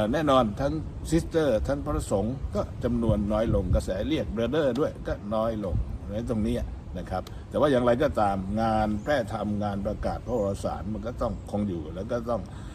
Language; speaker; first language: Thai; native; Thai